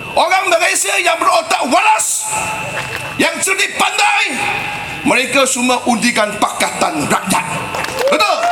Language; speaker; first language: Malay; non-native, local second language; Chinese